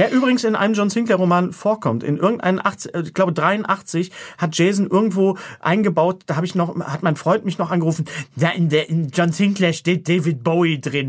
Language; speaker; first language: German; native; German